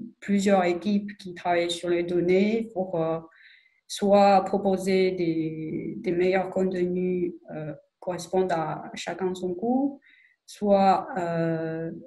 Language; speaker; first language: French; non-native, fluent; Chinese